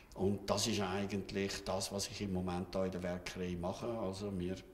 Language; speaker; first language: German; native; German